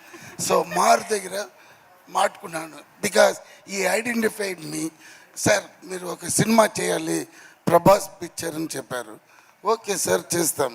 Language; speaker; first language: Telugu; non-native, learner; Tamil